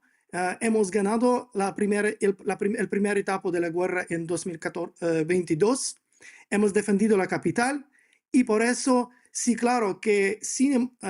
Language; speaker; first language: Spanish; non-native, fluent; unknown